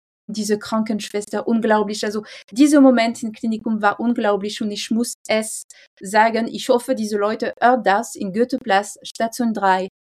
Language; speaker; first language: German; non-native, fluent; French